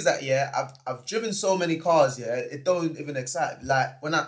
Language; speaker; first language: English; native; English